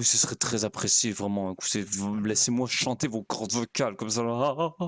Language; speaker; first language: French; native; French